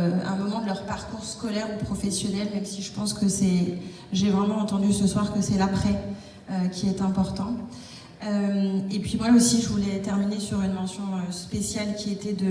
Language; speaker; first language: French; native; French